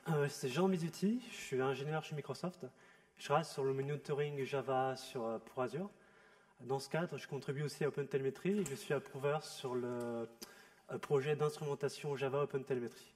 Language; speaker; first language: French; native; French